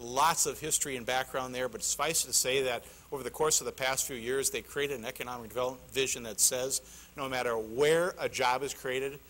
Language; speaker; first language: English; native; English